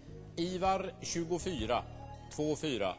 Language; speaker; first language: Swedish; native; Swedish